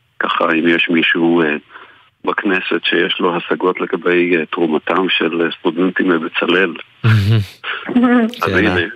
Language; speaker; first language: Hebrew; native; Hebrew